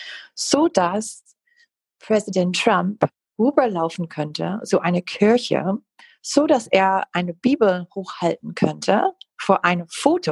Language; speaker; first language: German; non-native, fluent; English